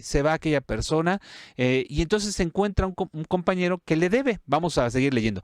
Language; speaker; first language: Spanish; native; Spanish